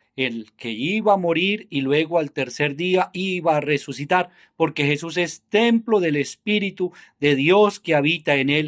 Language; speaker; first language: Spanish; native; Spanish